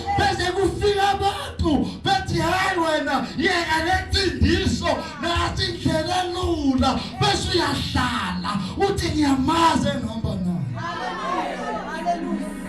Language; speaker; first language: Zulu; native; Zulu